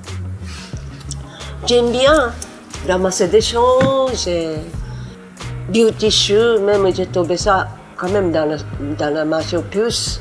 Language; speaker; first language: French; non-native, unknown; Japanese